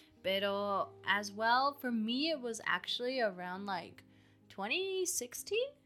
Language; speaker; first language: English; early bilingual, other home language; Spanish